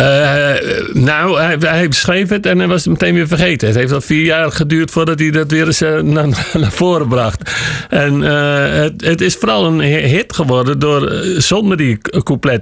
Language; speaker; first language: Dutch; native; Dutch